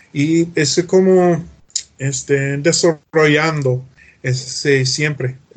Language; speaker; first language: Spanish; non-native, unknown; English